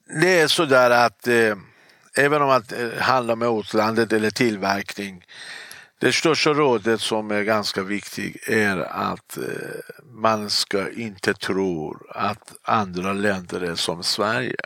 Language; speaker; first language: Swedish; non-native, fluent; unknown